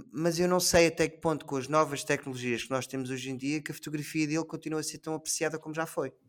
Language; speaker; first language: Portuguese; early bilingual, heritage; Portuguese